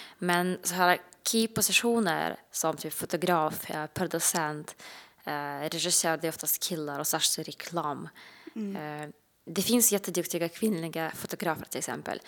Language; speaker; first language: Swedish; non-native, fluent; Russian